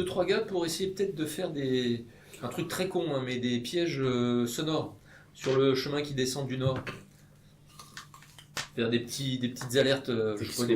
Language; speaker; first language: French; native; French